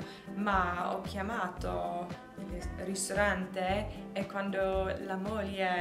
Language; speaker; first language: Italian; non-native, learner; English